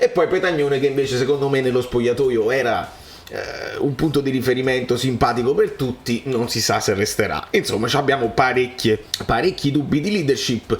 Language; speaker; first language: Italian; native; Italian